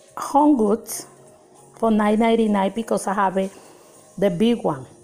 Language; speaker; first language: English; non-native, learner; Spanish